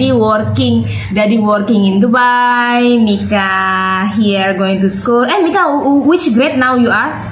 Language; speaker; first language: English; non-native, learner; Indonesian